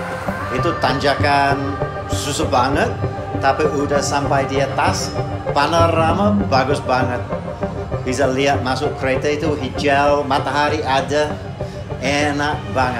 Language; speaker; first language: Indonesian; non-native, fluent; English